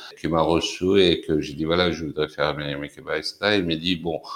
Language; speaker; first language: French; non-native, fluent; Persian